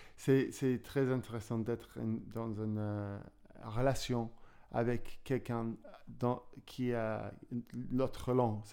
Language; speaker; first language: French; non-native, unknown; English